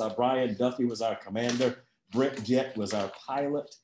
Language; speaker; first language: English; native; English